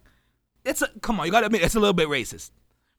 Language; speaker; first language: English; non-native, local second language; Filipino